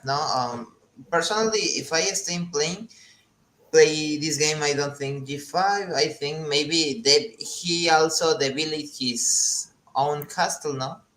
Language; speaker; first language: English; non-native, learner; Spanish